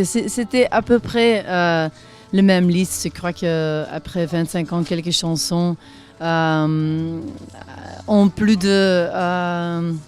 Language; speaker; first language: French; non-native, local second language; Dutch